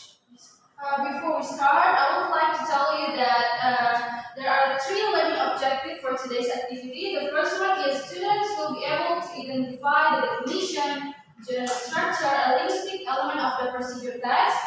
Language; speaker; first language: English; non-native, fluent; Indonesian